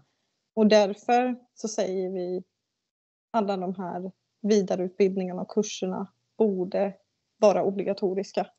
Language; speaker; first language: Swedish; native; Swedish